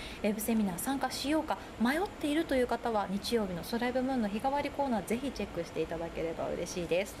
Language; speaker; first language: Japanese; native; Japanese